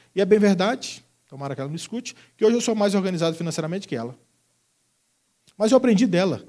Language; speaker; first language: Portuguese; native; Portuguese